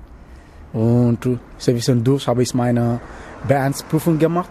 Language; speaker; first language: German; non-native, fluent; Wolof